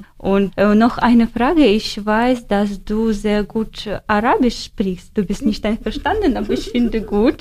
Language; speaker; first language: German; non-native, learner; Ukrainian